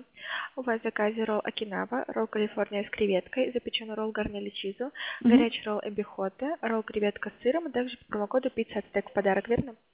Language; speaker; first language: Russian; native; Russian